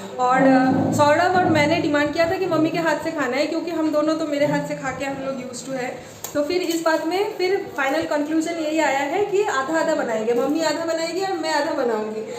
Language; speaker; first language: Hindi; non-native, local second language; Bangla